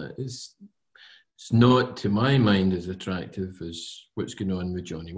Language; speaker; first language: English; native; English